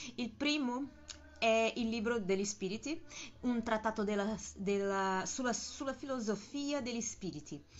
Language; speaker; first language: Italian; non-native, learner; Portuguese